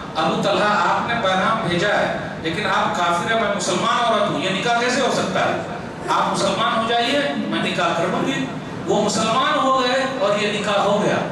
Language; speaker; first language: Urdu; non-native, local second language; Hindi